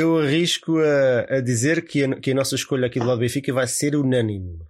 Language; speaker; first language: Portuguese; native; Portuguese